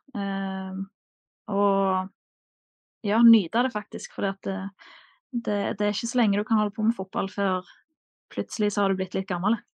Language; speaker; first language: Norwegian; native; Norwegian